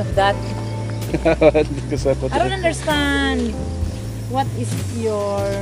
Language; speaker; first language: English; non-native, local second language; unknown